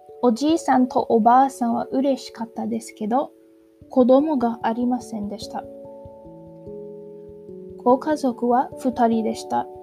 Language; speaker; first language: Japanese; non-native, learner; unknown